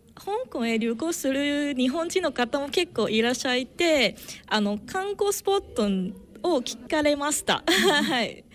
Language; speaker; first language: Japanese; non-native, fluent; Cantonese